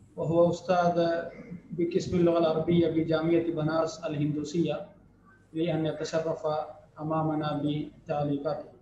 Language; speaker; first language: Arabic; non-native, fluent; Malayalam